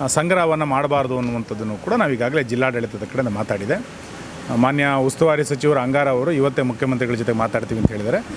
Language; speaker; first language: Kannada; native; Kannada